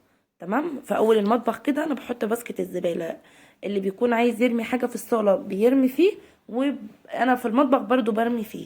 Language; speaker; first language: Arabic; native; Arabic